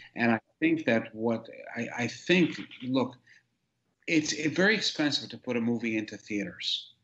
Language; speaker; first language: English; native; English